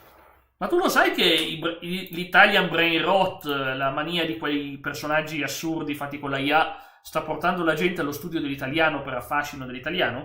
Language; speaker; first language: Italian; native; Italian